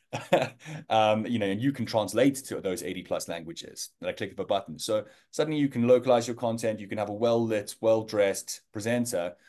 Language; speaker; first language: English; native; English